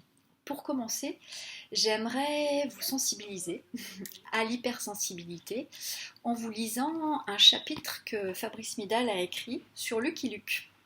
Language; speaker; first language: French; native; French